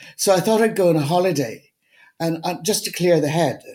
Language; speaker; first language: English; native; English